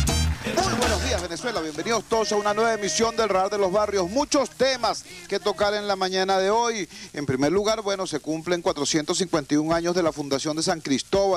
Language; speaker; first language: Spanish; native; Spanish